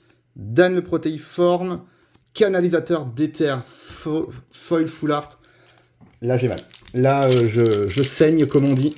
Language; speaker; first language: French; native; French